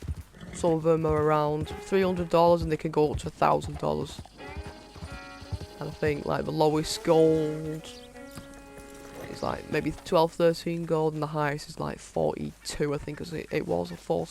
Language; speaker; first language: English; native; English